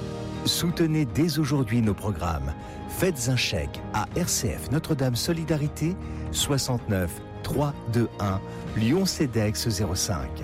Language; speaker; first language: French; native; French